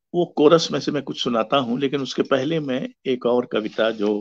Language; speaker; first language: Hindi; native; Hindi